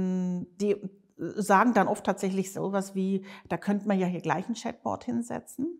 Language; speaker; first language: German; native; German